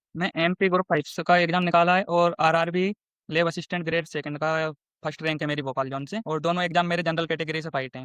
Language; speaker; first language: Hindi; native; Hindi